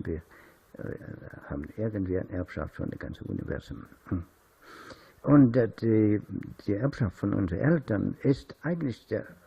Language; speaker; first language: German; non-native, fluent; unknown